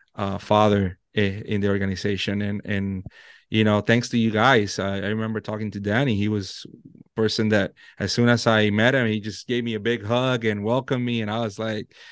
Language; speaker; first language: English; non-native, fluent; Spanish